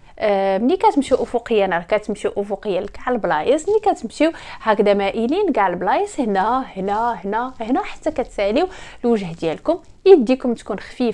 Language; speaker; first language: Arabic; native; Arabic